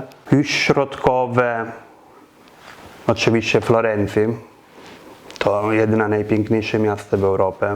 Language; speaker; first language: Polish; non-native, fluent; Italian